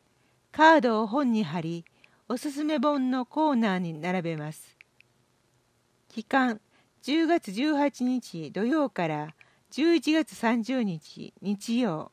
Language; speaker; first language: Japanese; native; Japanese